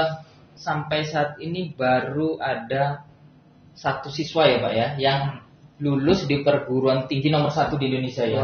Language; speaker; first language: Indonesian; native; Indonesian